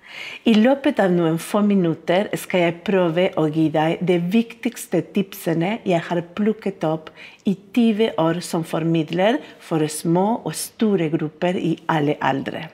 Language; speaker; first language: Norwegian; non-native, fluent; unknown